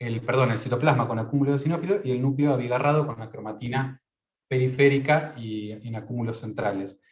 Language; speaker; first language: Spanish; native; Spanish